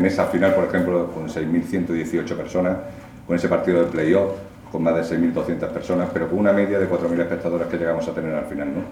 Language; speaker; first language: Spanish; native; Spanish